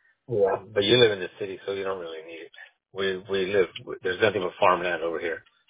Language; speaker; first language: English; native; English